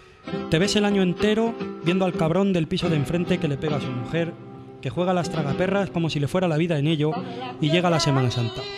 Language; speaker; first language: Spanish; native; Spanish